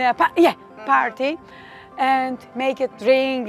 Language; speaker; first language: English; non-native, learner; Turkish